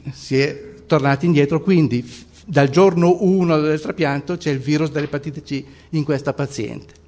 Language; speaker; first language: Italian; native; Italian